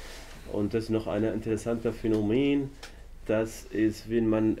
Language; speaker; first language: German; non-native, learner; Arabic